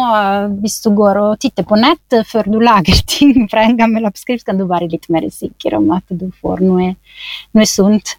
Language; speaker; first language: Norwegian; non-native, fluent; Italian